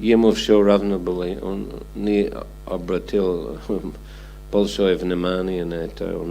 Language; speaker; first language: Russian; non-native, fluent; English